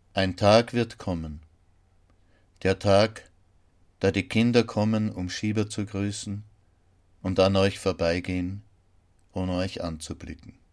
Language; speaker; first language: German; native; German